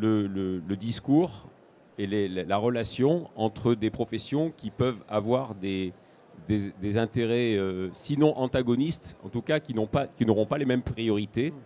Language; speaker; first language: French; native; French